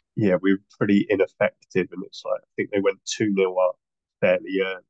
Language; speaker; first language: English; native; English